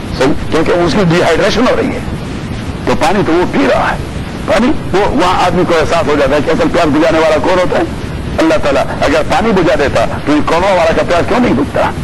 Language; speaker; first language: Urdu; non-native, local second language; Pashto